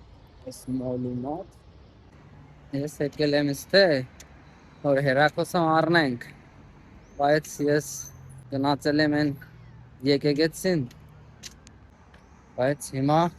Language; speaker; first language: Armenian; non-native, learner; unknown